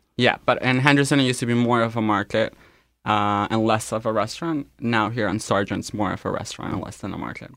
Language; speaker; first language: English; non-native, fluent; Spanish